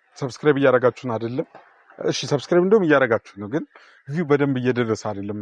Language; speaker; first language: Amharic; native; Amharic